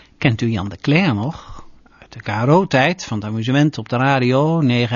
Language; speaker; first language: Dutch; native; Dutch